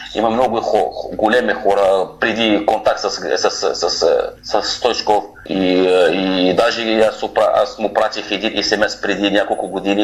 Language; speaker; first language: Bulgarian; non-native, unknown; Arabic